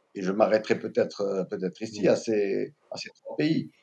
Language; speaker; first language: French; non-native, local second language; Arabic